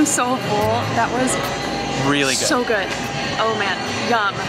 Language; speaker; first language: English; native; English